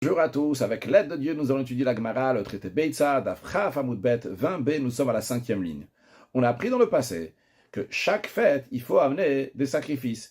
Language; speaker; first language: French; native; French